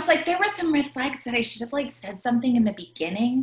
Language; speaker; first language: English; native; English